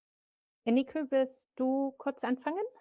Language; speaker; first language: German; native; German